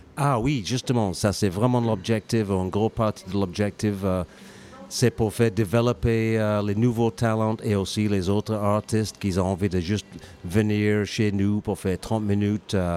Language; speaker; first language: French; non-native, fluent; English